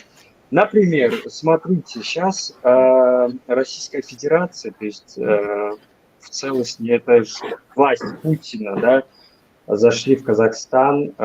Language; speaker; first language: Russian; non-native, local second language; Tajik